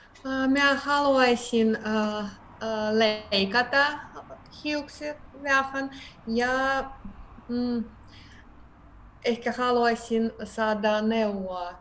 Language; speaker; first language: Finnish; non-native, learner; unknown